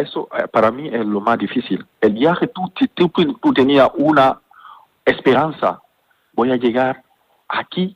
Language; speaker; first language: Spanish; non-native, fluent; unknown